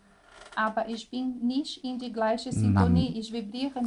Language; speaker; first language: German; non-native, learner; Portuguese